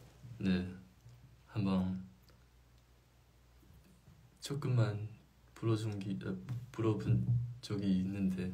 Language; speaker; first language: Korean; non-native, fluent; Chinese